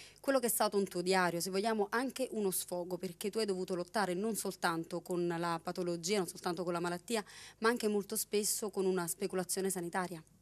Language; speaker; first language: Italian; native; Italian